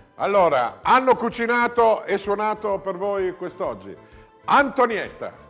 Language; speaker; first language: Italian; native; Italian